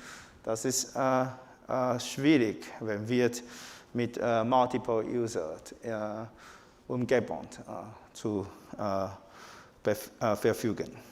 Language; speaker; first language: German; non-native, fluent; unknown